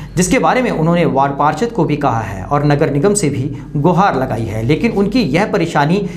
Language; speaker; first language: Hindi; non-native, local second language; Punjabi